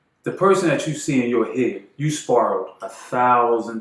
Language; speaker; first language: English; native; English